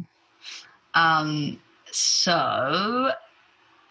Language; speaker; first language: English; native; English